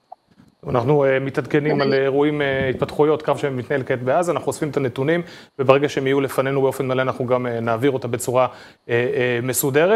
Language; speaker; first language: Hebrew; native; Hebrew